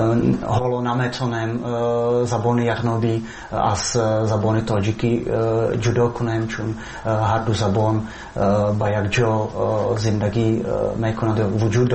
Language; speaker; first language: Persian; non-native, fluent; Czech